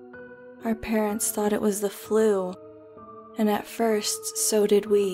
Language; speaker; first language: English; native; English